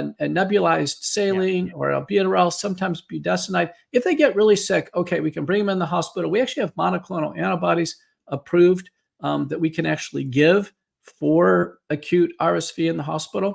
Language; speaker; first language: English; native; English